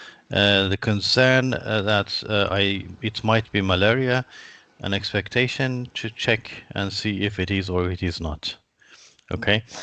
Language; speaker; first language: English; non-native, fluent; Persian